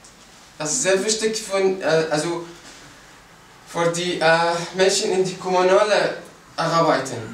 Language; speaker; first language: German; non-native, learner; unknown